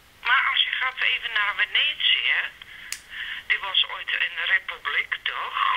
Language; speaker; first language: Dutch; non-native, learner; Serbian